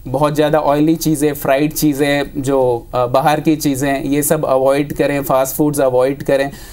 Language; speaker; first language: Hindi; native; Hindi